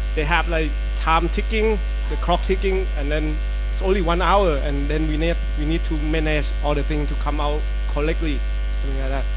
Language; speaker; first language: English; non-native, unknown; Thai